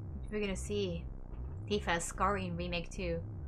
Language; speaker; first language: English; non-native, fluent; Japanese